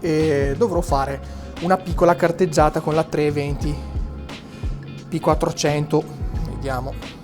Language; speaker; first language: Italian; native; Italian